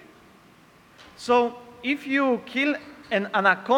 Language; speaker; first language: English; non-native, learner; Polish